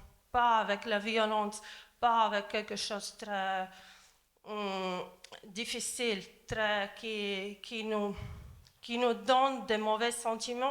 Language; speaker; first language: French; non-native, learner; Latvian